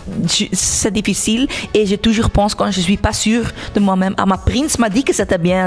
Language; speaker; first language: French; non-native, local second language; Dutch